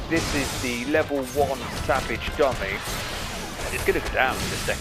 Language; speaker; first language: English; native; English